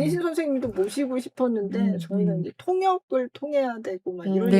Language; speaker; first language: Korean; native; Korean